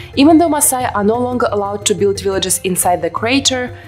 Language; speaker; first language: English; non-native, fluent; Russian